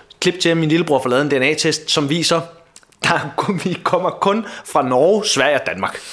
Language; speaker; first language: Danish; native; Danish